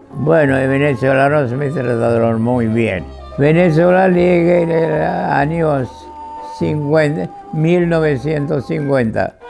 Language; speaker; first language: Spanish; non-native, fluent; Georgian